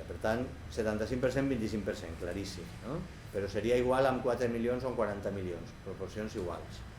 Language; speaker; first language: Catalan; native; Catalan